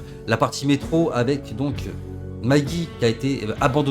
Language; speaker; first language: French; native; French